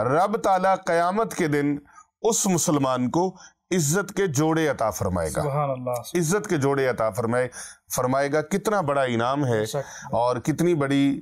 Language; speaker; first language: Urdu; non-native, local second language; Punjabi